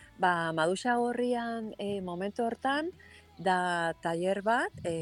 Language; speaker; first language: Basque; non-native, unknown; Catalan